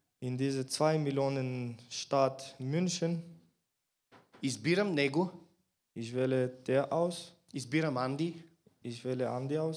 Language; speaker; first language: German; non-native, learner; Bulgarian